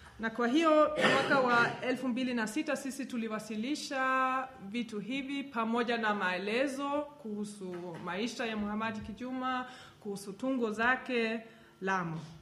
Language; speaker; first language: Swahili; non-native, fluent; German